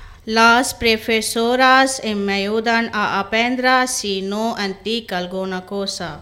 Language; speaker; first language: Catalan; non-native, learner; Spanish